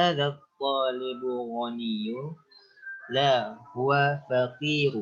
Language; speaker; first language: Arabic; non-native, learner; Indonesian